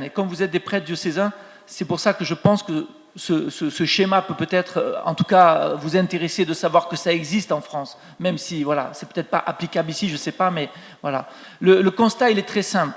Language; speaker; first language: French; native; French